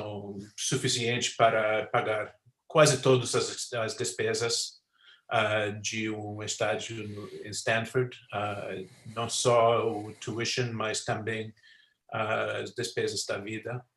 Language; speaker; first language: Portuguese; non-native, fluent; English